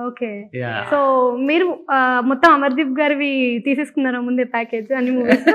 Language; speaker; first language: Telugu; native; Telugu